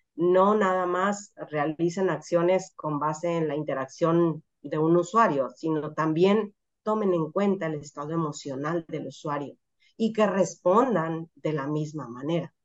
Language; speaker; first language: Spanish; native; Spanish